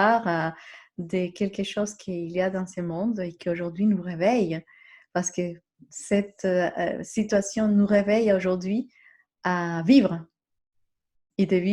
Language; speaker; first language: French; non-native, fluent; Spanish